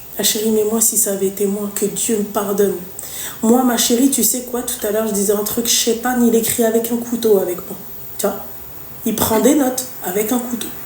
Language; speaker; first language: French; native; French